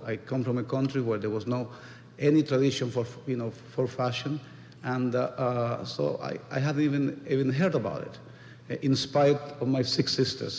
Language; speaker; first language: English; non-native, fluent; Spanish